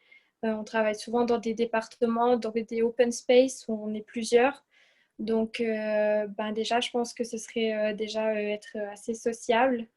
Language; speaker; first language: French; early bilingual, other home language; Portuguese